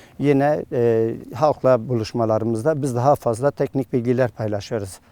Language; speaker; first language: Turkish; non-native, local second language; Kurdish